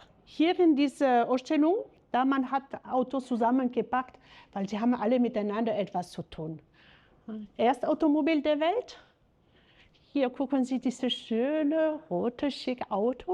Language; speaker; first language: German; non-native, fluent; French